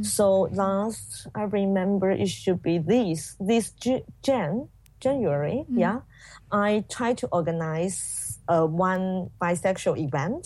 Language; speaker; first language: English; non-native, fluent; Chinese